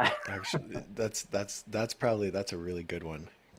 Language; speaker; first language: English; native; English